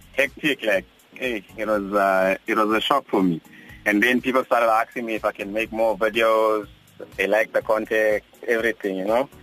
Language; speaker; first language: English; non-native, local second language; Zulu